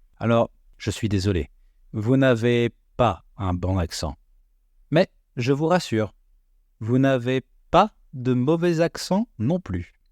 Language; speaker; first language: French; native; French